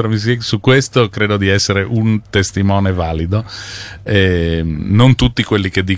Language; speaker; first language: Italian; native; Italian